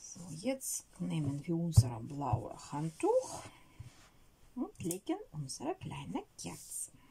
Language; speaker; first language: German; non-native, learner; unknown